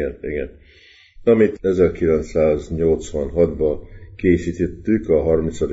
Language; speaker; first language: Hungarian; early bilingual, heritage; Hungarian